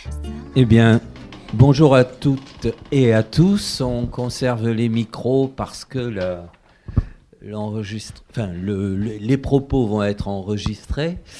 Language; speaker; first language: French; native; French